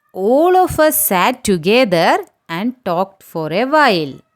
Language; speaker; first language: English; non-native, local second language; Malayalam